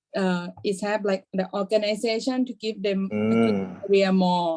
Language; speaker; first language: English; non-native, learner; Thai